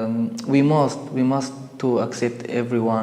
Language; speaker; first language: English; non-native, learner; Arabic